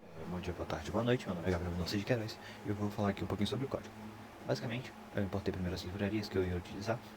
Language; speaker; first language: Portuguese; native; Portuguese